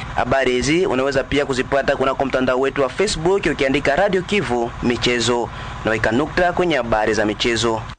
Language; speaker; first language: Swahili; non-native, local second language; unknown